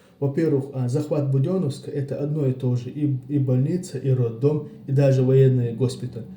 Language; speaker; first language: Russian; non-native, local second language; Chechen